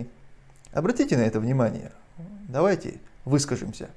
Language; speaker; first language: Russian; non-native, local second language; Chechen